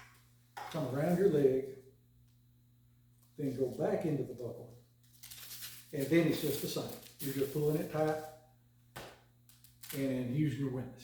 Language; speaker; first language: English; native; English